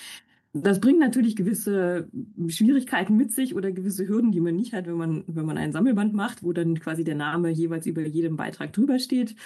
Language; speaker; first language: German; native; German